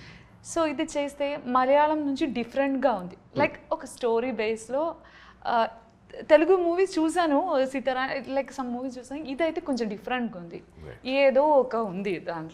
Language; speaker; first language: Telugu; non-native, learner; Malayalam